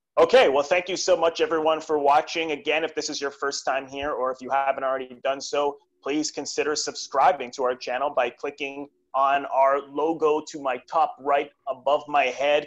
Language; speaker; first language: English; native; English